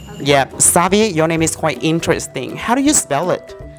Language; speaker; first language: English; non-native, fluent; Vietnamese